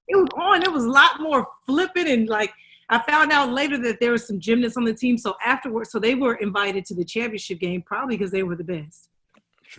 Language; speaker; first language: English; native; English